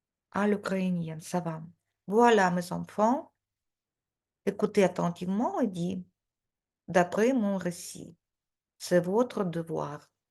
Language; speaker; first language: French; non-native, fluent; Russian